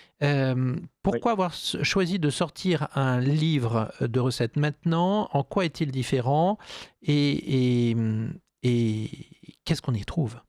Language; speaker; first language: French; native; French